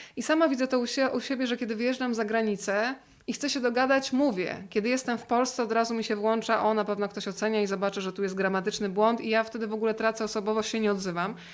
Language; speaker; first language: Polish; native; Polish